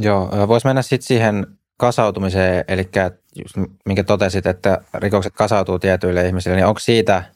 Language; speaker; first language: Finnish; native; Finnish